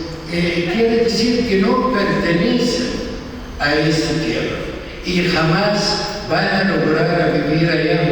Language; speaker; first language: Spanish; non-native, fluent; Arabic